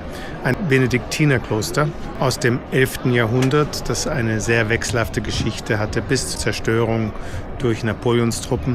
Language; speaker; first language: German; native; German